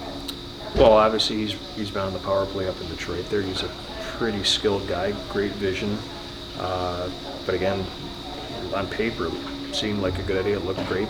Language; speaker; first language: English; native; English